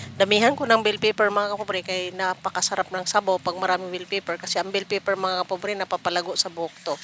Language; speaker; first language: Filipino; non-native, local second language; Cebuano